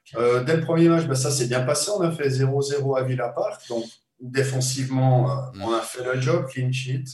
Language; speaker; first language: French; native; French